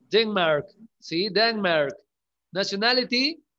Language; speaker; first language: English; non-native, learner; Spanish